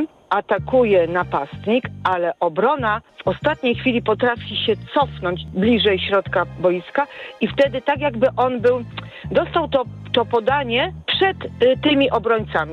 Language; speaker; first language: Polish; native; Polish